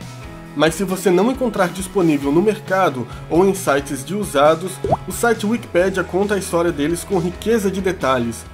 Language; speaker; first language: Portuguese; native; Portuguese